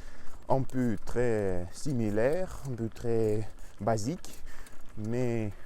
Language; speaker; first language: French; non-native, learner; Russian